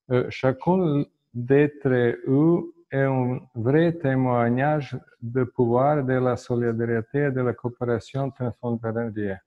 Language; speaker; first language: French; non-native, fluent; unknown